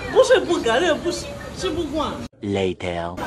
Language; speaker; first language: Chinese; non-native, fluent; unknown